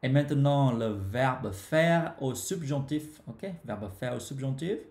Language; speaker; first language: French; non-native, fluent; Vietnamese